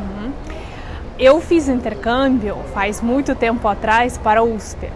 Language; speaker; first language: Portuguese; non-native, fluent; Russian